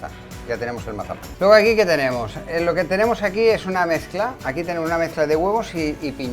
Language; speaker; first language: Spanish; native; Spanish